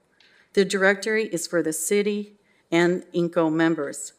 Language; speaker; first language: English; native; English